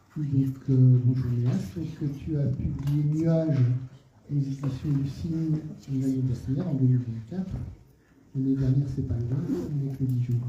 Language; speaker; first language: French; native; French